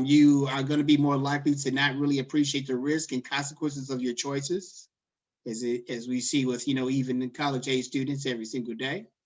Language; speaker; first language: English; native; English